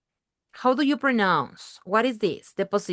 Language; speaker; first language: English; non-native, learner; Spanish